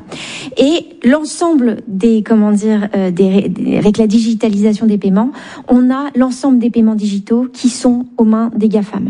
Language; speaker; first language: French; native; French